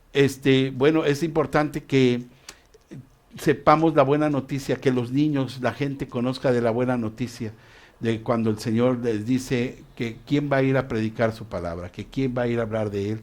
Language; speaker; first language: Spanish; native; Spanish